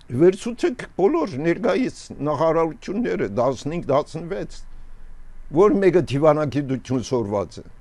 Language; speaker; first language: Armenian; early bilingual, heritage; Armenian